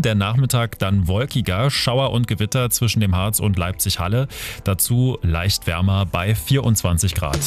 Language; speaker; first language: German; native; German